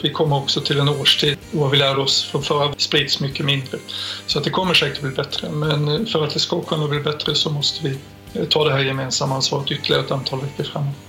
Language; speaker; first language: Swedish; native; Swedish